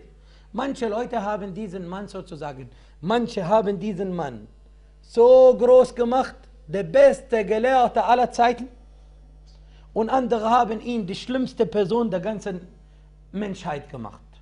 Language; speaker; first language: German; non-native, fluent; Arabic